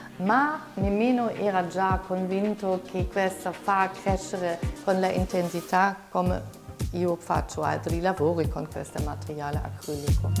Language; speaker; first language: Italian; non-native, fluent; German